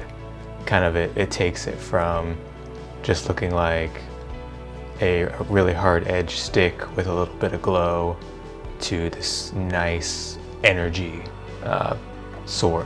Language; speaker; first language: English; native; English